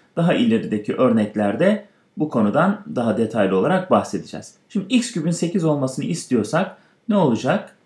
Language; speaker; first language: Turkish; native; Turkish